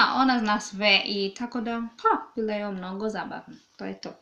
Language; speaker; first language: Serbian; non-native, learner; Swahili